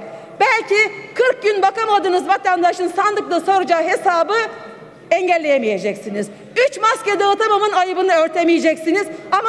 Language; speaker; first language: Turkish; native; Turkish